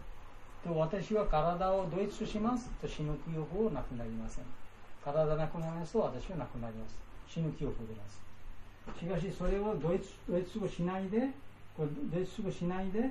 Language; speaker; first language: Japanese; non-native, learner; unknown